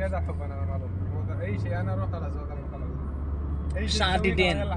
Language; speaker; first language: Arabic; non-native, learner; Bangla